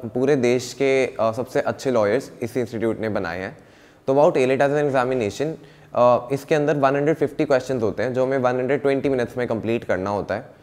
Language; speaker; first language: Hindi; native; Hindi